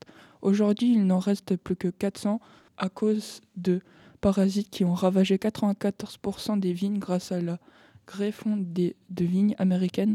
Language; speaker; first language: French; native; French